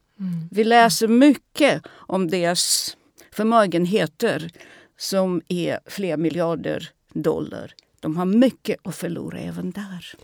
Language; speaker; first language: Swedish; non-native, fluent; Russian